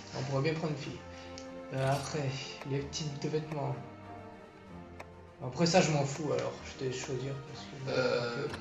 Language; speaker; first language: French; native; French